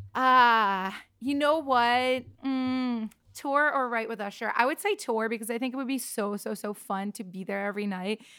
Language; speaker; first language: English; non-native, fluent; Russian